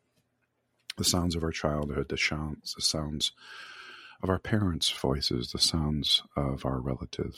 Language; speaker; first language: English; native; English